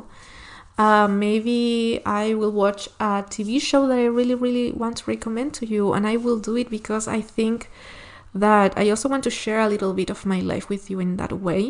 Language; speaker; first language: English; non-native, fluent; Spanish